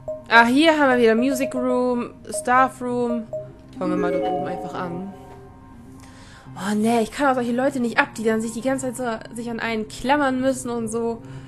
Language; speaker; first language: German; native; German